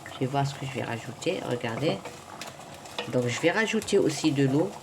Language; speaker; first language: French; non-native, local second language; Arabic